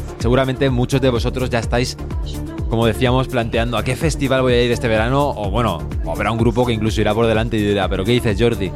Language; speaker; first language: Spanish; native; Spanish